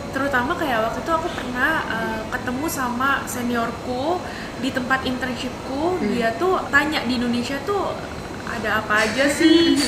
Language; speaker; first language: Indonesian; native; Indonesian